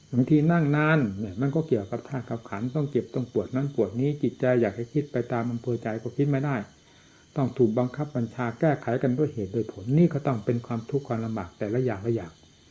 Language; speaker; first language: Thai; non-native, local second language; Northeastern Thai